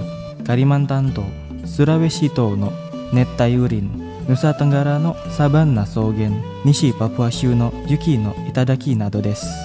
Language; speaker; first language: Japanese; non-native, local second language; Indonesian